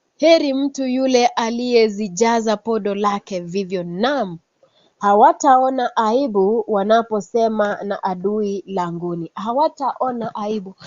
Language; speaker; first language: Swahili; non-native, local second language; Kalenjin